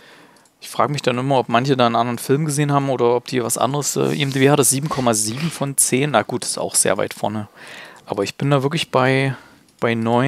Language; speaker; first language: German; native; German